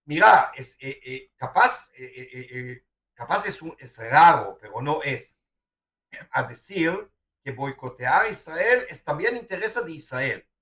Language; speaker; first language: Spanish; non-native, fluent; Hebrew